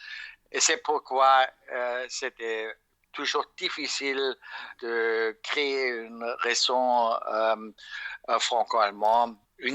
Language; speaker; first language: French; non-native, fluent; German